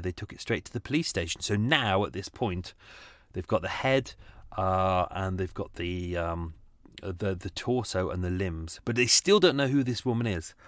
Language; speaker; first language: English; native; English